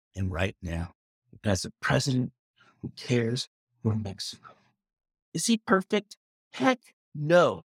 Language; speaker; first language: English; native; English